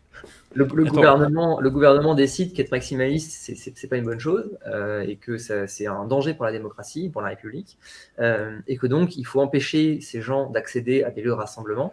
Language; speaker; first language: French; native; French